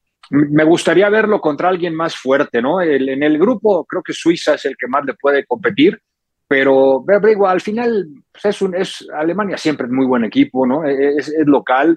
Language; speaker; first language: Spanish; native; Spanish